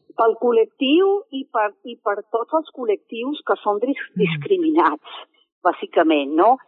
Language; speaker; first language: Catalan; non-native, fluent; Spanish